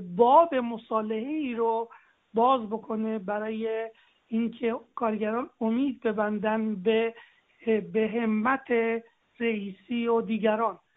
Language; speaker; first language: Persian; native; Persian